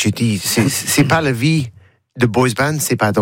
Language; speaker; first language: French; non-native, learner; English